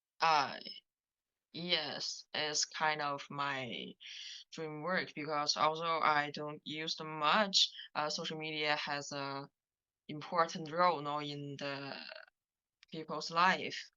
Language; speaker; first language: English; non-native, learner; Chinese